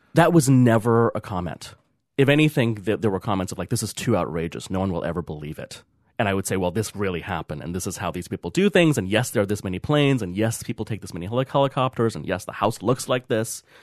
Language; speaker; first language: English; early bilingual, other home language; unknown